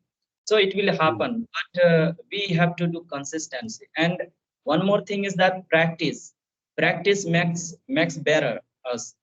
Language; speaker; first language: English; non-native, fluent; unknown